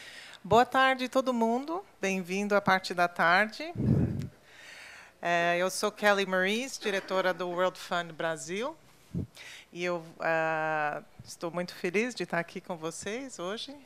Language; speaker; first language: Portuguese; non-native, fluent; English